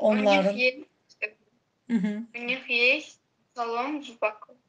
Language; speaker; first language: Russian; non-native, learner; Azerbaijani